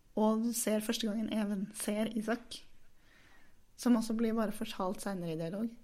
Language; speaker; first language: Norwegian; native; Norwegian